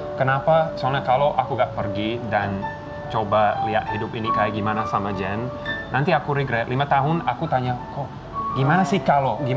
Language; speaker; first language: Indonesian; non-native, fluent; English